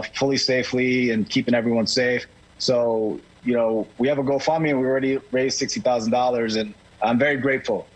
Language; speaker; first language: English; native; English